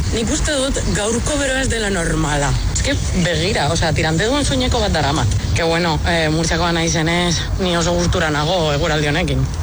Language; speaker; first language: Basque; non-native, local second language; Spanish